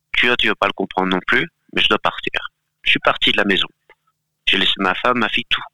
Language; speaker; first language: French; non-native, fluent; Galician